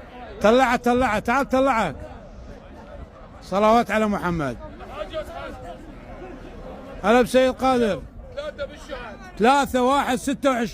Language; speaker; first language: Arabic; native; Arabic